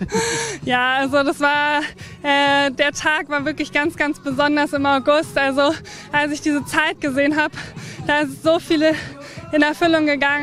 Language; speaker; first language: German; native; German